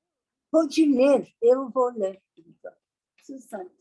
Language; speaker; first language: Portuguese; non-native, learner; Persian